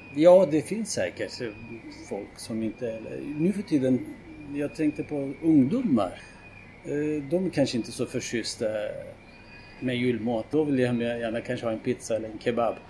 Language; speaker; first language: Swedish; non-native, fluent; Kurdish